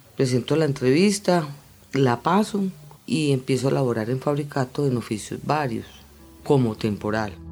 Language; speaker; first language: Spanish; native; Spanish